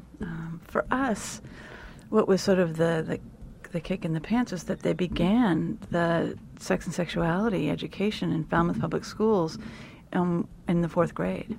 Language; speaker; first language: English; native; English